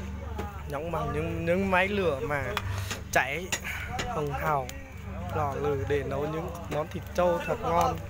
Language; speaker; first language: Vietnamese; non-native, local second language; Hmong